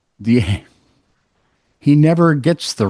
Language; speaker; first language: English; native; English